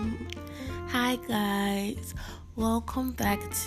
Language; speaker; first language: English; non-native, local second language; Yoruba